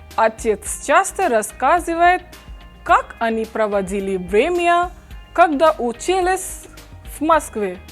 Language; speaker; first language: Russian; non-native, fluent; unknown